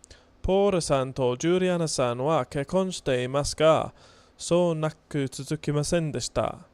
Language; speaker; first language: Japanese; non-native, learner; English